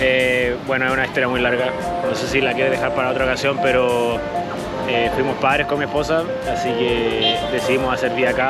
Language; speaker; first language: Spanish; native; Spanish